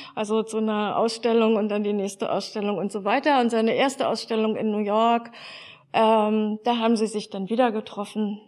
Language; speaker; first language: German; native; German